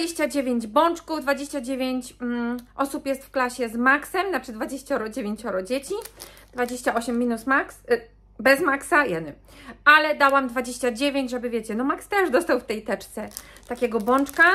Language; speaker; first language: Polish; native; Polish